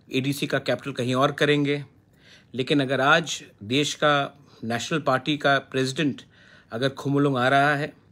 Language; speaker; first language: Hindi; non-native, local second language; Kok Borok